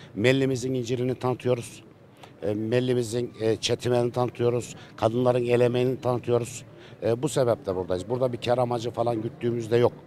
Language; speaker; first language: Turkish; native; Turkish